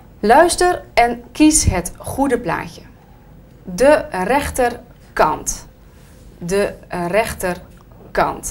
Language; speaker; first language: Dutch; native; Dutch